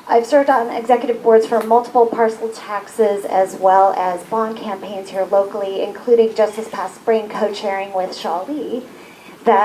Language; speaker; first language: English; native; English